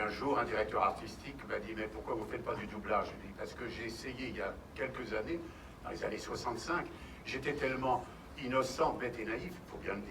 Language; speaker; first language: French; native; French